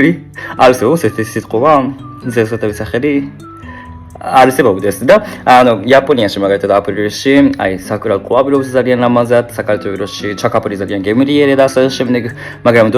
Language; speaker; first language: Georgian; non-native, fluent; Japanese